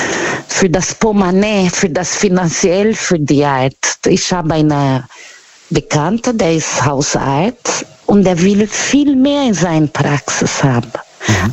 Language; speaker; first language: German; non-native, learner; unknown